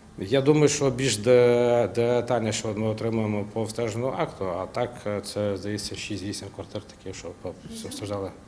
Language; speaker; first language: Ukrainian; non-native, local second language; Russian